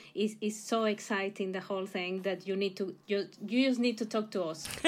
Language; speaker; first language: English; non-native, fluent; Spanish